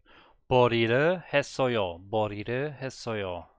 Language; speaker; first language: Korean; non-native, learner; German